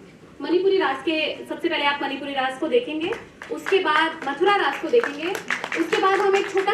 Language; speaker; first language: Hindi; native; Hindi